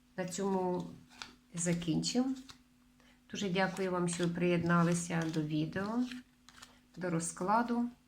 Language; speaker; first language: Ukrainian; non-native, local second language; Russian